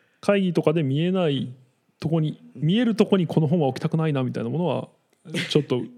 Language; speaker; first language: Japanese; native; Japanese